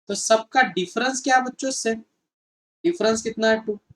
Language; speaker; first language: Hindi; non-native, local second language; Marathi